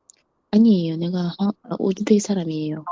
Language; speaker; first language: Korean; non-native, learner; Uzbek